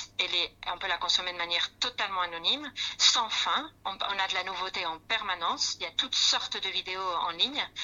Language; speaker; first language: French; non-native, fluent; Spanish